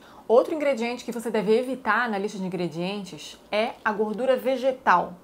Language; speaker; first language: Portuguese; native; Portuguese